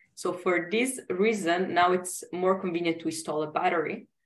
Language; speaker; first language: English; non-native, fluent; Italian